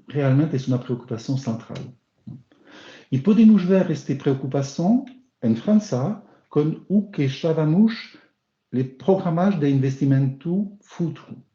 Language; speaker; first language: Portuguese; non-native, learner; French